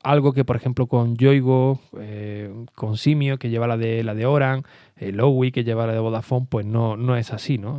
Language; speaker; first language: Spanish; native; Spanish